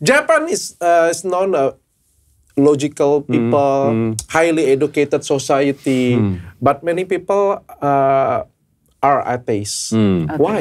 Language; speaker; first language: English; non-native, learner; Indonesian